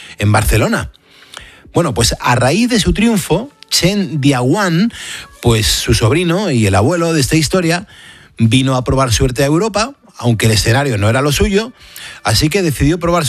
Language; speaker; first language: Spanish; native; Spanish